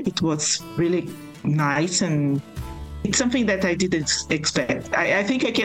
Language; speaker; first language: English; non-native, fluent; Portuguese